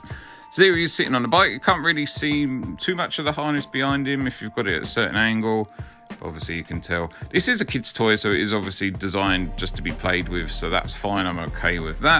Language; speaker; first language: English; native; English